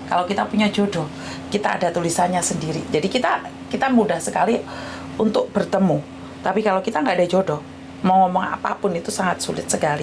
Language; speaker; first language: Indonesian; non-native, local second language; Javanese